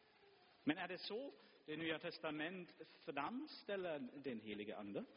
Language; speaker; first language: Swedish; non-native, fluent; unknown